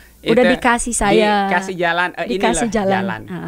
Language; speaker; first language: Indonesian; native; Indonesian